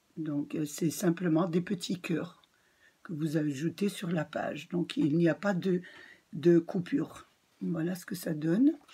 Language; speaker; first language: French; native; French